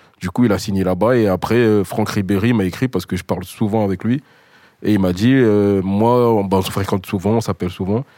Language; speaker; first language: French; early bilingual, other home language; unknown